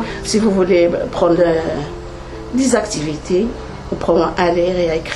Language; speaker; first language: French; non-native, learner; Arabic